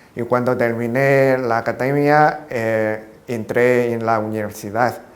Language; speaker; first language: Spanish; non-native, fluent; Chinese